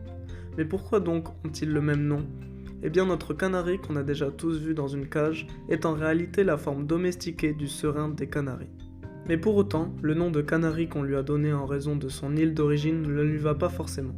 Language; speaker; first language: French; native; French